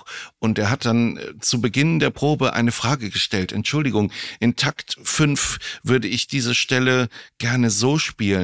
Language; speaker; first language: German; native; German